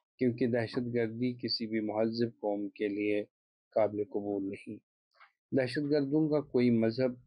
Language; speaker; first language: Urdu; non-native, local second language; Kashmiri